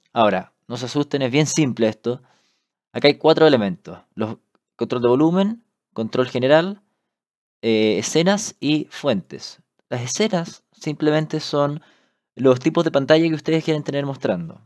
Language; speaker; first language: Spanish; native; Spanish